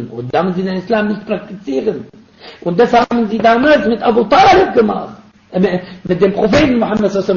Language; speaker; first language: German; non-native, fluent; Arabic